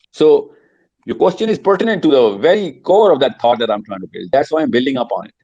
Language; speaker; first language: English; non-native, local second language; Urdu